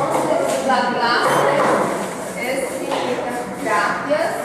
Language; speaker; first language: Spanish; non-native, learner; Portuguese